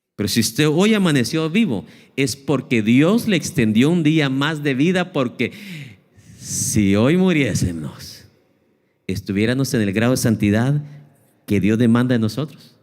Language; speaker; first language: Spanish; native; Spanish